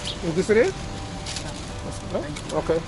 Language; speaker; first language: Spanish; non-native, learner; English